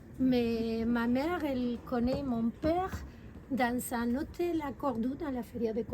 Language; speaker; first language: French; non-native, fluent; Spanish